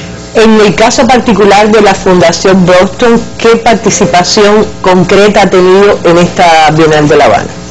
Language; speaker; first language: Spanish; native; Spanish